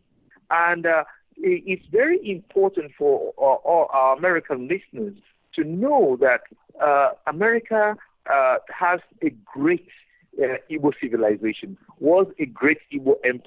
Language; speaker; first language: English; non-native, local second language; Igbo